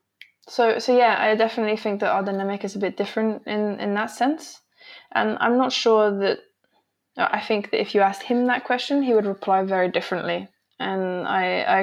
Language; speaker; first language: English; native; English